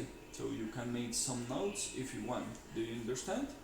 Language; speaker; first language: English; non-native, learner; Spanish